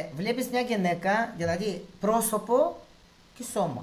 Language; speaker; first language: Greek; non-native, fluent; Russian